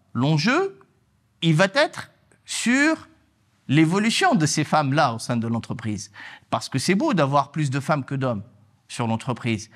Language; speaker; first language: French; non-native, local second language; Arabic